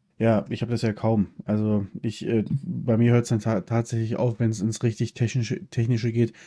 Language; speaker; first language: German; early bilingual, other home language; Polish